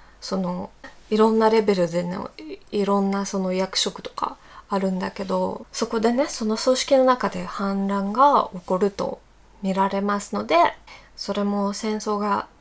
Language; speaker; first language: Japanese; non-native, fluent; Russian